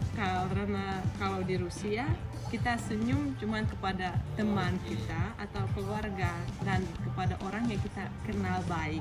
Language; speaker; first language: Indonesian; non-native, fluent; Russian